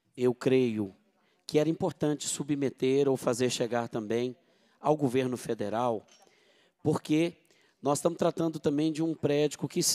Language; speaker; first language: Portuguese; native; Portuguese